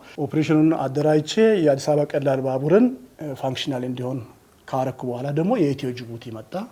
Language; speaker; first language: Amharic; non-native, local second language; Wolaytta